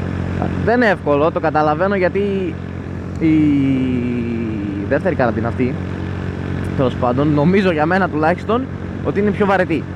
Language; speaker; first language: Greek; native; Greek